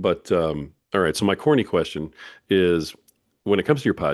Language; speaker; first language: English; native; English